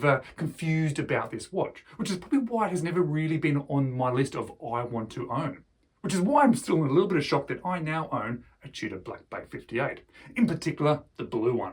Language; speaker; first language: English; native; English